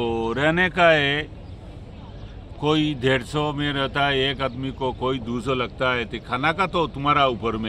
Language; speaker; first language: Hindi; non-native, learner; Bangla